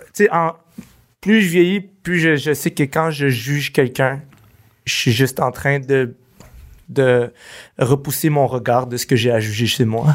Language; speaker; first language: French; early bilingual, other home language; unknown